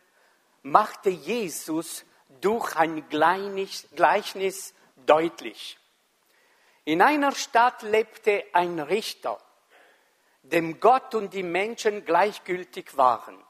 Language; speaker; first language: German; non-native, fluent; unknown